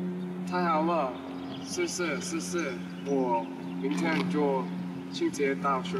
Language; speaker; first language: Chinese; non-native, learner; English